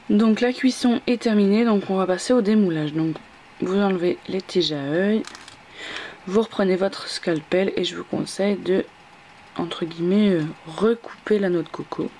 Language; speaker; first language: French; native; French